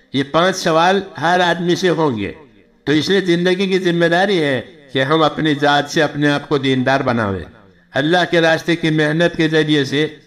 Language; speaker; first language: Urdu; non-native, local second language; Gujarati